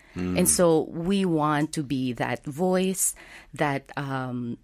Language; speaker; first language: English; non-native, local second language; Filipino